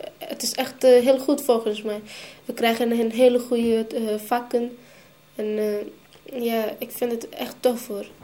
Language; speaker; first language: Dutch; non-native, learner; Hindi